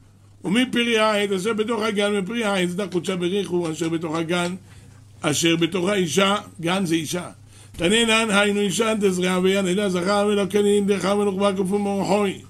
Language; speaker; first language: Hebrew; native; Hebrew